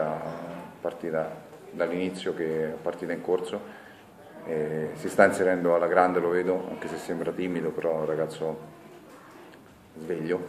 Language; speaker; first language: Italian; native; Italian